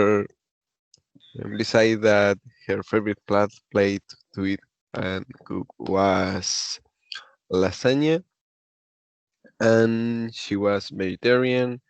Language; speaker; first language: English; non-native, learner; Spanish